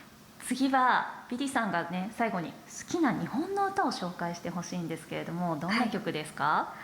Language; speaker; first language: Japanese; native; Japanese